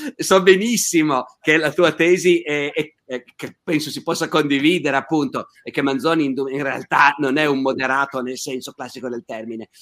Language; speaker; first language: Italian; native; Italian